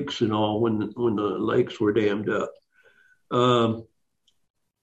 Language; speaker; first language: English; native; English